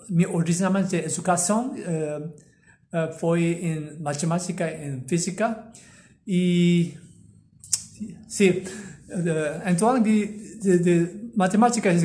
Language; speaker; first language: Portuguese; non-native, learner; Korean